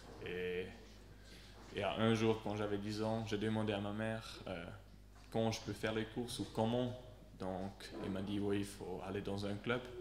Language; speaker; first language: French; non-native, local second language; Swiss German